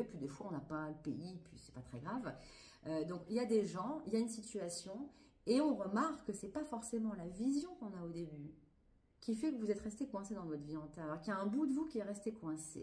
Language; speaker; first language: French; native; French